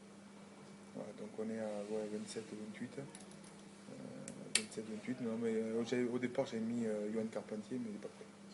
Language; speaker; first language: French; native; French